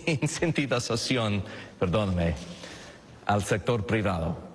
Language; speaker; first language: Spanish; non-native, fluent; English